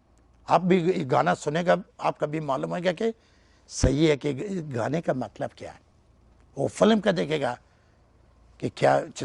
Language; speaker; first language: Hindi; non-native, learner; Persian